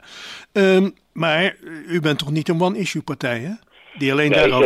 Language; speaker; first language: Dutch; native; Dutch